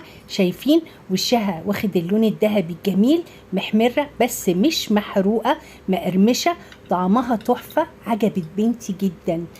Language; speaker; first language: Arabic; native; Arabic